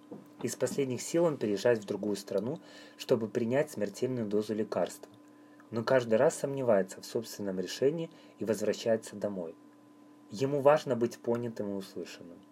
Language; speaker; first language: Russian; native; Russian